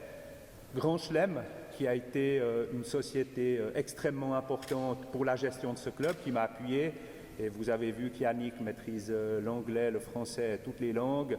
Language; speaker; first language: French; native; French